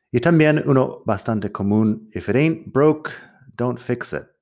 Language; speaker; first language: Spanish; non-native, fluent; English